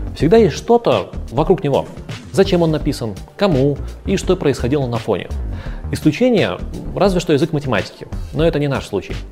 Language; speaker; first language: Russian; native; Russian